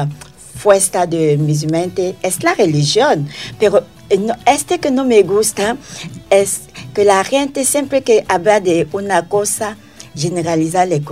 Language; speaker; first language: Spanish; non-native, learner; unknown